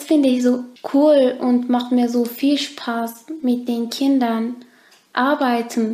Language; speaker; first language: German; non-native, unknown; Turkish